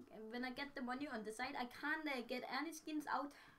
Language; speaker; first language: English; non-native, learner; Danish